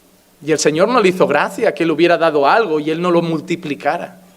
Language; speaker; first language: Spanish; native; Spanish